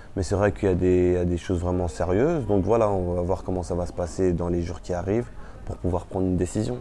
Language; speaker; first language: French; early bilingual, other home language; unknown